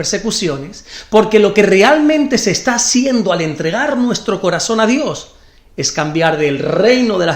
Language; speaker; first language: Spanish; native; Spanish